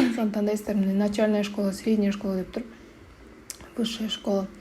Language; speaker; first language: Russian; non-native, local second language; Kazakh